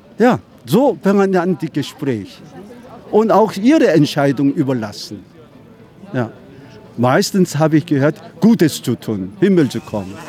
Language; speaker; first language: German; non-native, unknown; Korean